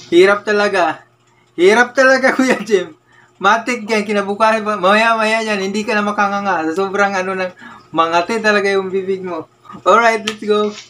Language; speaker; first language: Filipino; non-native, local second language; Cebuano